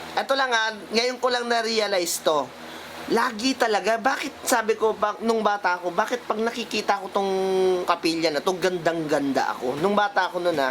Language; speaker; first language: Filipino; native; Filipino